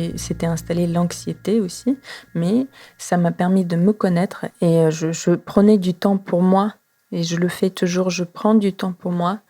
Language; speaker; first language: French; non-native, fluent; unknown